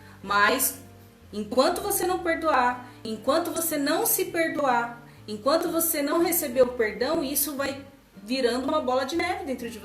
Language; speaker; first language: Portuguese; native; Portuguese